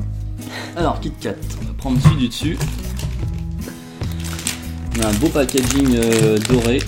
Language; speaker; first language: French; native; French